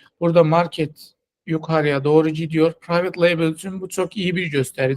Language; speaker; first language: Turkish; non-native, fluent; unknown